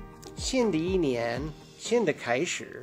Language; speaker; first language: Chinese; non-native, fluent; English